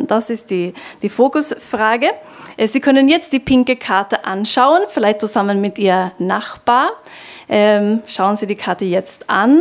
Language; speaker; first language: German; non-native, fluent; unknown